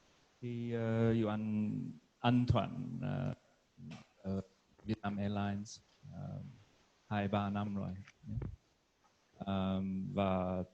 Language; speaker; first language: Vietnamese; non-native, learner; English